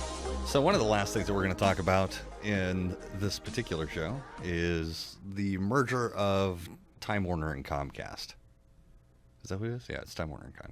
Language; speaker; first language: English; native; English